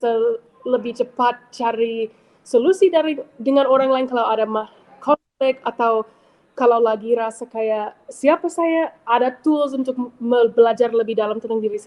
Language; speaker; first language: Indonesian; non-native, fluent; English